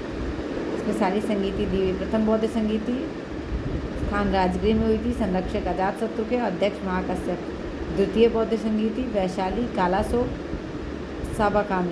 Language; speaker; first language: Hindi; native; Hindi